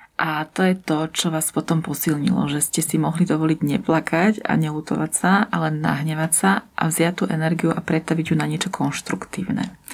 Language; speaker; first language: Slovak; native; Slovak